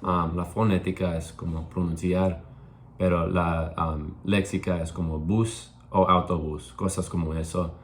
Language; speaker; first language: Spanish; non-native, learner; English